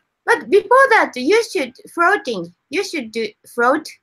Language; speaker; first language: English; non-native, learner; Japanese